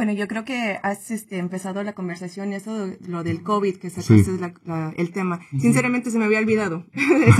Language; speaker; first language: Spanish; early bilingual, heritage; Spanish